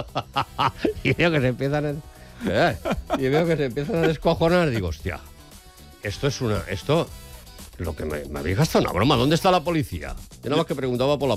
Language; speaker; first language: Catalan; native; Catalan